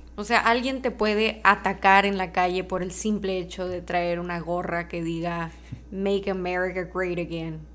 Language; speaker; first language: Spanish; native; Spanish